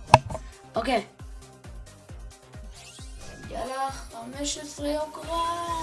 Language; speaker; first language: Hebrew; native; Hebrew